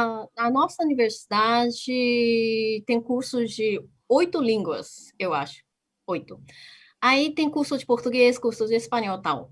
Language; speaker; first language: Portuguese; non-native, fluent; Japanese